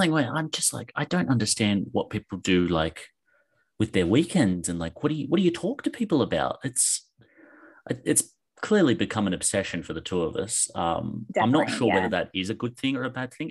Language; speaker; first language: English; native; English